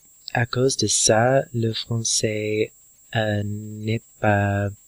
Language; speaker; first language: French; non-native, learner; English